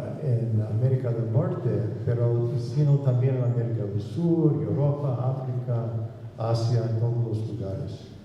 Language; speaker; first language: Spanish; non-native, fluent; English